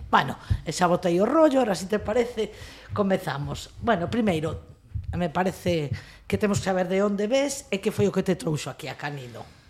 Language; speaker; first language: Galician; non-native, local second language; Spanish